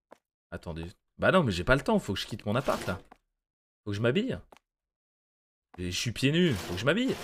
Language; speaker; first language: French; native; French